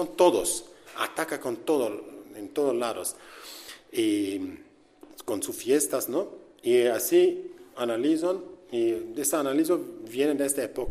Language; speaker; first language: Spanish; non-native, learner; Kurdish